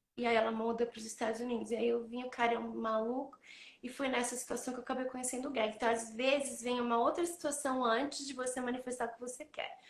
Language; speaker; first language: Portuguese; native; Portuguese